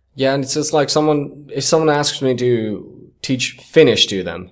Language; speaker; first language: English; non-native, fluent; Finnish